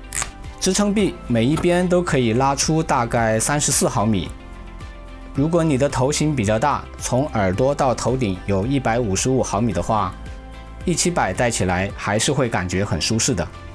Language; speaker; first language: Chinese; native; Chinese